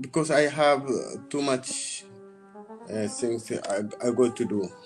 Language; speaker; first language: English; non-native, learner; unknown